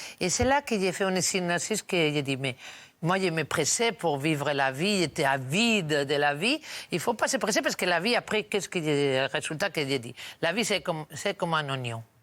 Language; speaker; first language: French; non-native, fluent; Spanish